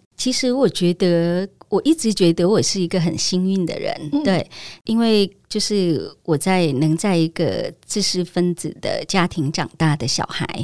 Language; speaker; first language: Chinese; non-native, fluent; Vietnamese